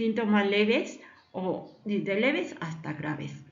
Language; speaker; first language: Spanish; native; Spanish